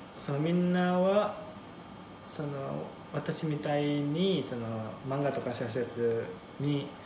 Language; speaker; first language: Japanese; non-native, fluent; Indonesian